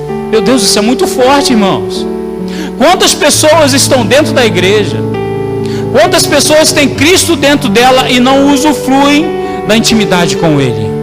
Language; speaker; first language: Portuguese; native; Portuguese